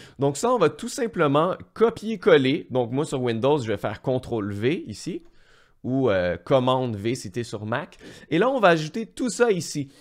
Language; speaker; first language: French; native; French